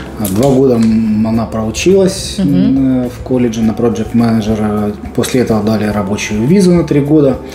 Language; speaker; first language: Russian; native; Russian